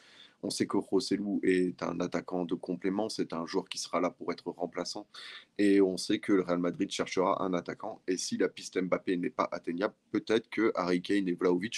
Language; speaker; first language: French; native; French